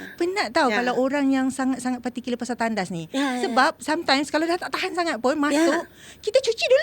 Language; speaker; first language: Malay; native; Malay